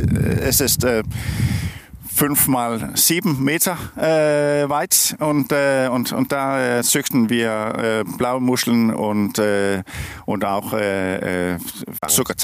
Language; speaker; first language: German; non-native, learner; Danish